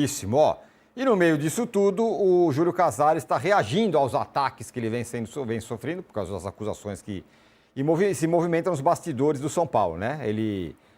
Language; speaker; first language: Portuguese; native; Portuguese